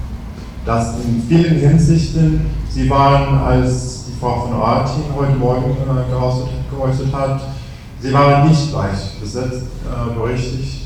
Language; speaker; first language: German; non-native, fluent; English